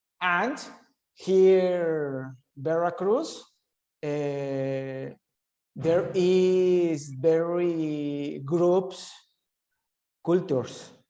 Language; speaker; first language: English; non-native, learner; Spanish